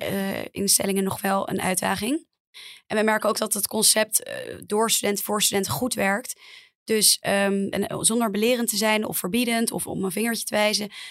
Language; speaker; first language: Dutch; native; Dutch